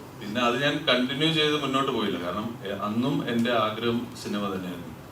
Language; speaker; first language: Malayalam; native; Malayalam